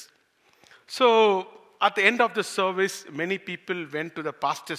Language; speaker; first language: English; non-native, local second language; Tamil